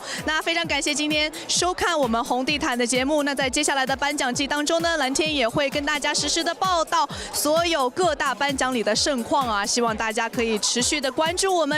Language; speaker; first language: Chinese; native; Chinese